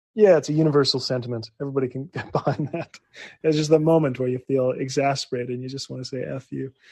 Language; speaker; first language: English; native; English